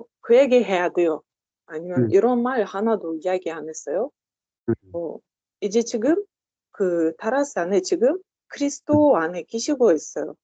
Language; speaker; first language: Korean; non-native, learner; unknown